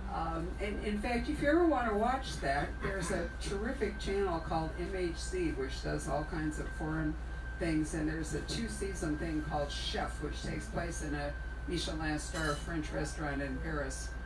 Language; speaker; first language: English; native; English